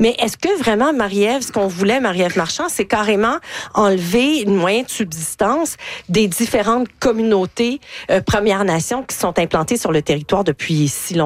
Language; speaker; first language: French; native; French